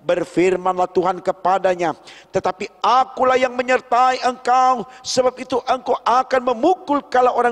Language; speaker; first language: Indonesian; native; Indonesian